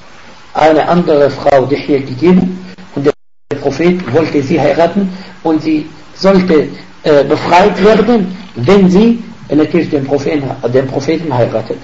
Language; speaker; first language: German; non-native, fluent; Arabic